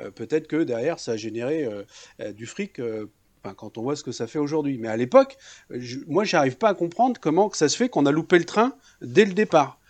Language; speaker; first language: French; native; French